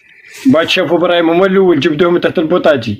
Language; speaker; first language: Arabic; native; Arabic